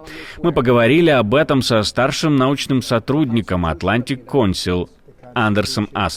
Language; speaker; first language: Russian; native; Russian